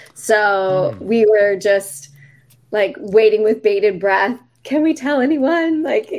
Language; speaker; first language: English; native; English